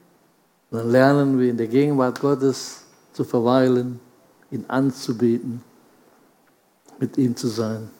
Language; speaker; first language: German; non-native, fluent; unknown